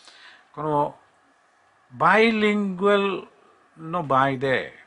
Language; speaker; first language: Japanese; non-native, learner; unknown